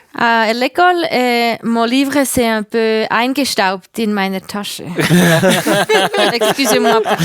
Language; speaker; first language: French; non-native, learner; German